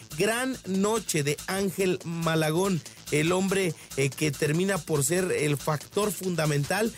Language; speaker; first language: Spanish; native; Spanish